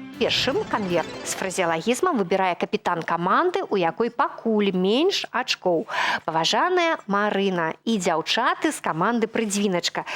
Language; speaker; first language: Belarusian; native; Belarusian